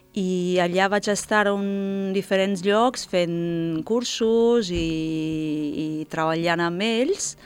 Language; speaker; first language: Catalan; non-native, fluent; Italian